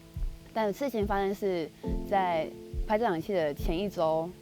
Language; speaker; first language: Chinese; native; Chinese